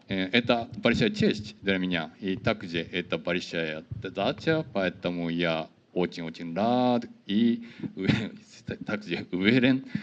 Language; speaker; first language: Russian; non-native, learner; Japanese